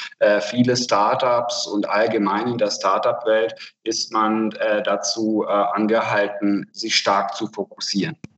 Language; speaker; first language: German; non-native, fluent; Hungarian